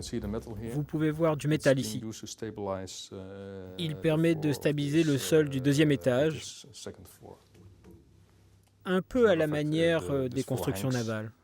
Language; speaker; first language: French; non-native, fluent; Dutch